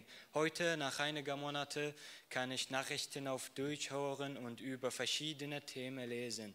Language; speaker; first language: German; non-native, learner; Arabic